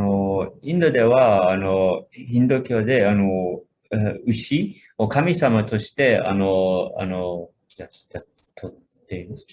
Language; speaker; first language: Japanese; non-native, fluent; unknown